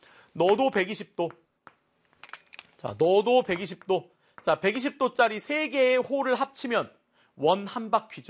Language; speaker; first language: Korean; native; Korean